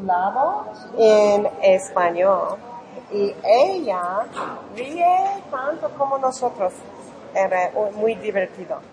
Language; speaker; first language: Spanish; non-native, fluent; English